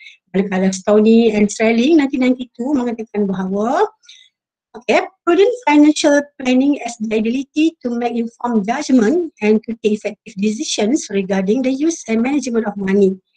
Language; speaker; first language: English; non-native, local second language; Malay